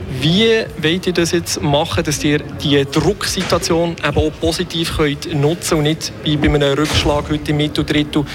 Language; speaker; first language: German; native; German